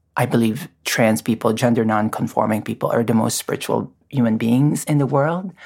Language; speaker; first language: English; non-native, local second language; Filipino